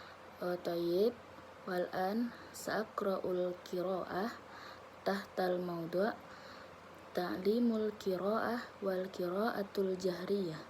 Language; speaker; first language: Arabic; non-native, learner; Indonesian